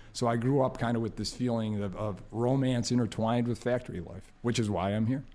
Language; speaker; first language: English; native; English